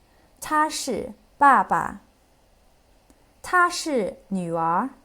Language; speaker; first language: Chinese; non-native, fluent; English